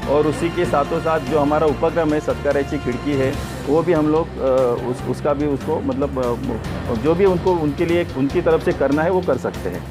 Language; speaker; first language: Hindi; non-native, local second language; Marathi